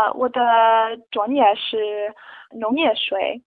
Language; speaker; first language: Chinese; non-native, learner; English